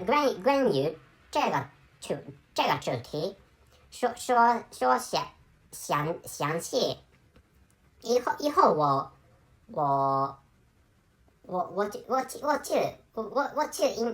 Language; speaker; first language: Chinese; non-native, learner; Japanese